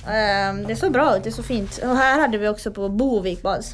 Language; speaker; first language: Swedish; native; Swedish